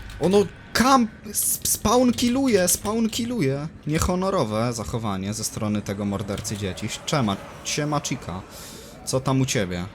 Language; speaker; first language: Polish; native; Polish